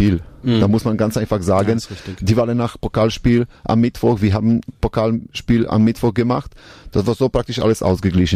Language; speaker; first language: German; non-native, learner; Polish